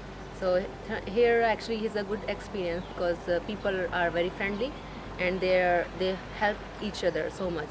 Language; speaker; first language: English; non-native, learner; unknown